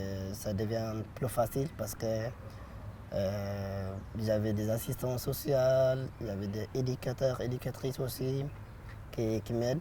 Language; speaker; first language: French; non-native, fluent; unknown